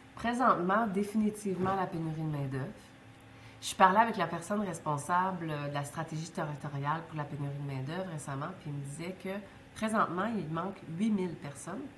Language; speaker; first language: French; native; French